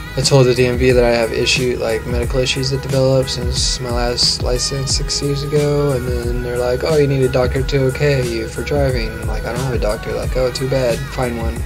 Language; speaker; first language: English; native; English